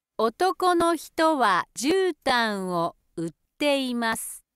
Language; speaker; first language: Japanese; native; Japanese